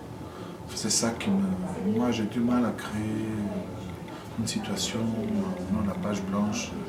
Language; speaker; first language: French; non-native, fluent; Portuguese